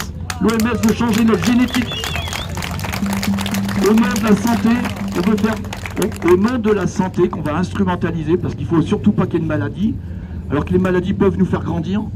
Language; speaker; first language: French; native; French